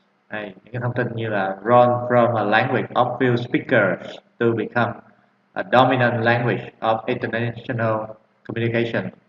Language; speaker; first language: English; non-native, fluent; Vietnamese